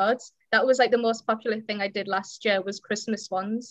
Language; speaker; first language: English; native; English